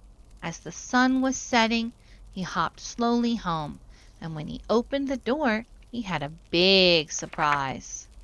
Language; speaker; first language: English; native; English